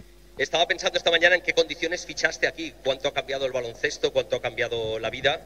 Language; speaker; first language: Spanish; native; Spanish